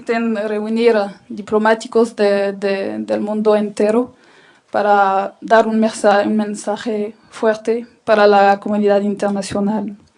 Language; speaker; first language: Spanish; non-native, fluent; French